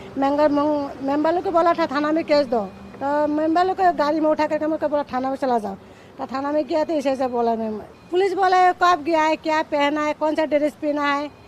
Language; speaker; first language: Hindi; non-native, local second language; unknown